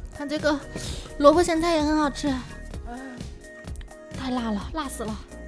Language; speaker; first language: Chinese; native; Chinese